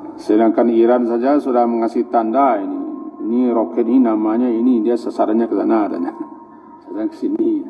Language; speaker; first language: Malay; non-native, local second language; Minangkabau